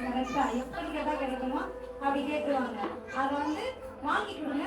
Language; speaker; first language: Tamil; native; Tamil